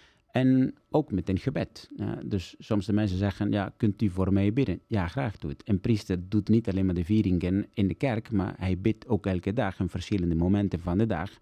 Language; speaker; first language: Dutch; non-native, fluent; Italian